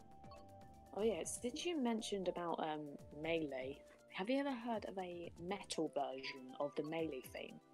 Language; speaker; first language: English; native; English